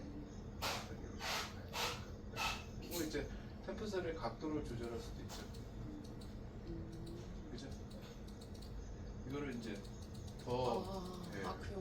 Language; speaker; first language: Korean; native; Korean